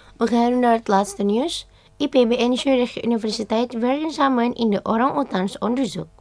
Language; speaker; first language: Dutch; non-native, fluent; Indonesian